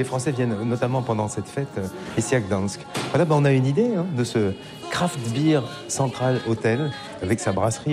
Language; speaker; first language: French; native; French